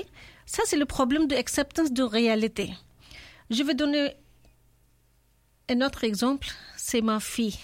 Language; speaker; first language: French; non-native, learner; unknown